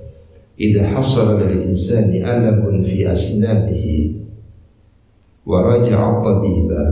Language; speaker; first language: Arabic; non-native, fluent; Indonesian